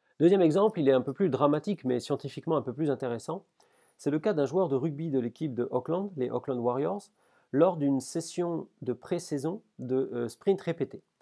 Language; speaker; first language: French; native; French